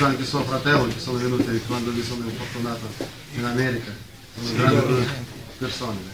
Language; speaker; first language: Italian; non-native, learner; Russian